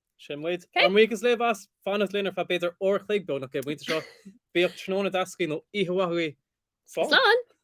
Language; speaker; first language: Irish; non-native, local second language; English